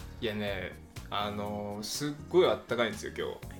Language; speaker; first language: Japanese; native; Japanese